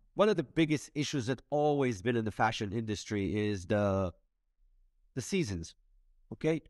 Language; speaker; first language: English; non-native, fluent; Hebrew